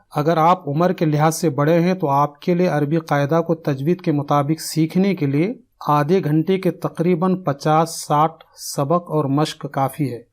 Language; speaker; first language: Urdu; native; Urdu